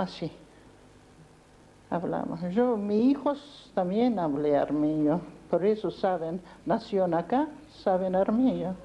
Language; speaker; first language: Spanish; non-native, learner; Armenian